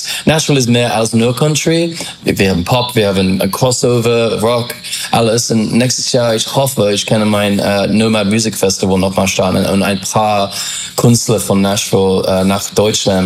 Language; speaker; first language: German; non-native, fluent; English